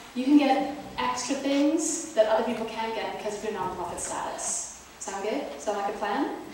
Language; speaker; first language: English; native; English